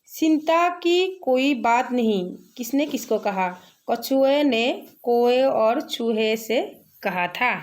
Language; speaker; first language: Hindi; non-native, local second language; Assamese